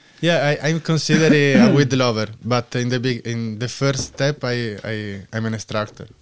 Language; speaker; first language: English; non-native, learner; Italian